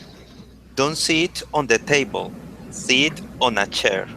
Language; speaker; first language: English; non-native, learner; Spanish